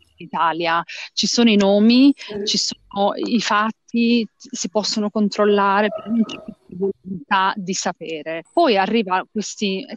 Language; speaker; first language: Italian; early bilingual, other home language; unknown